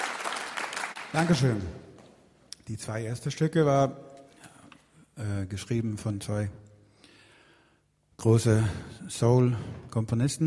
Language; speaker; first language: German; non-native, fluent; Swedish